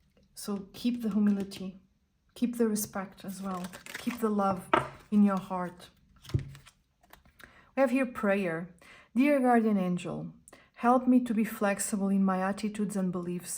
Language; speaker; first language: English; non-native, fluent; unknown